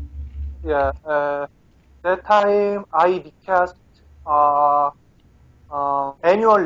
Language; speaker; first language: English; non-native, learner; Korean